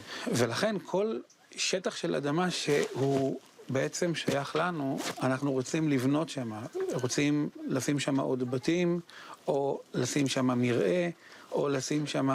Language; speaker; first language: Hebrew; non-native, fluent; Arabic